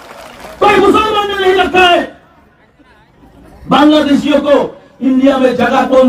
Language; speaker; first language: Hindi; non-native, local second language; Bangla